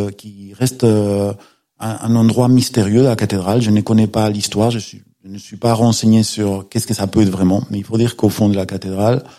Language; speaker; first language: French; non-native, fluent; Spanish